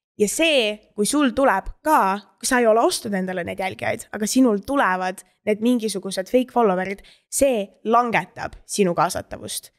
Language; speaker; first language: Estonian; native; Estonian